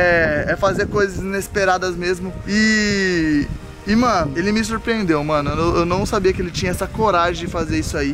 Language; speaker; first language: Portuguese; native; Portuguese